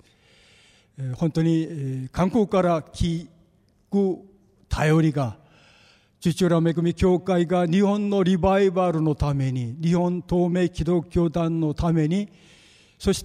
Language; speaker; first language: Japanese; non-native, fluent; Korean